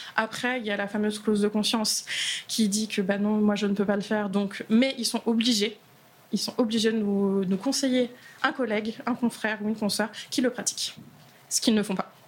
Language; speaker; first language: French; native; French